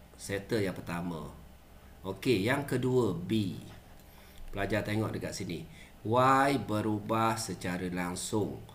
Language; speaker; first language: Malay; native; Malay